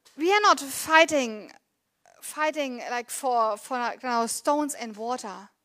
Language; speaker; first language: English; non-native, fluent; German